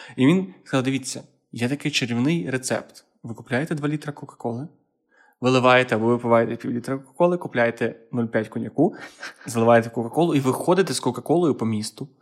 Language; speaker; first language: Ukrainian; native; Ukrainian